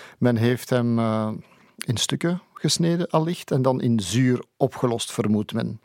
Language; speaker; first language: Dutch; native; Dutch